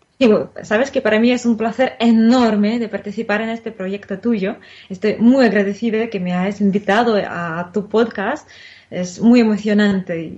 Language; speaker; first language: Spanish; non-native, fluent; Russian